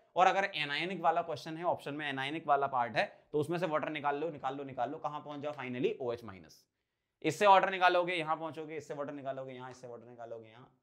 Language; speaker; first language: Hindi; native; Hindi